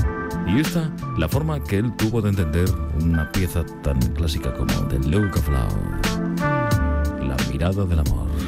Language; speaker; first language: Spanish; native; Spanish